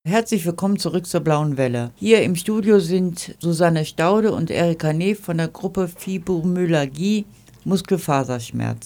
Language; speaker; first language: German; native; German